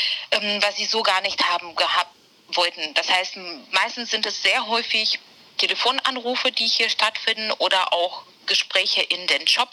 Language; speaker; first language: German; native; German